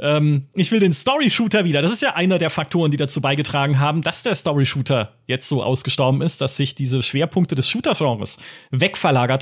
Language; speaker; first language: German; native; German